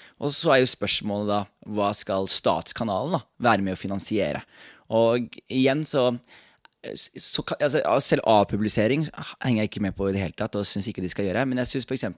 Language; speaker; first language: Norwegian; native; Norwegian